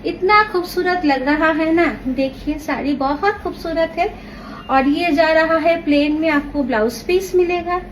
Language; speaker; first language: Hindi; non-native, local second language; Bangla